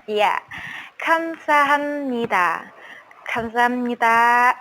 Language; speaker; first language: Korean; non-native, learner; Indonesian